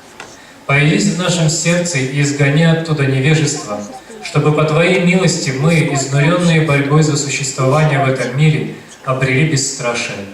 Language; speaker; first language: Russian; native; Russian